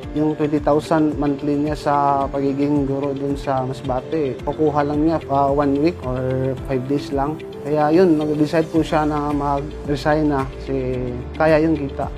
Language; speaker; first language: Filipino; non-native, local second language; Cebuano